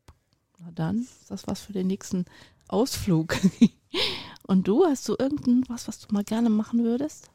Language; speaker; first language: German; native; German